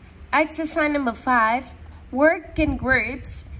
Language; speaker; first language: English; non-native, fluent; Vietnamese